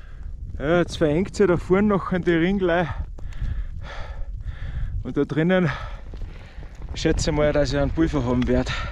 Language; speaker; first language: German; native; German